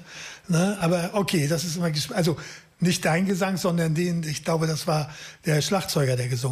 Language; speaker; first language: German; native; German